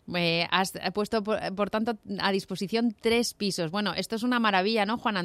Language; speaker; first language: Spanish; native; Spanish